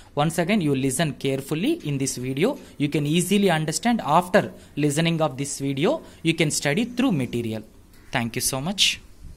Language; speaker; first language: English; non-native, local second language; Telugu